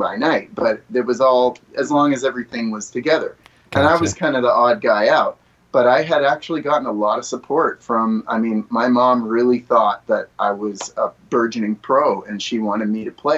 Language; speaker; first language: English; native; English